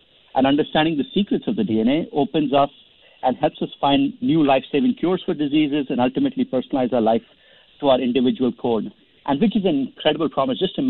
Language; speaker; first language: English; non-native, local second language; Hindi